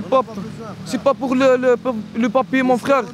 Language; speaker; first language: French; non-native, learner; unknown